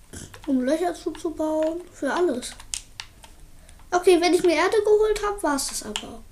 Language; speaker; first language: German; native; German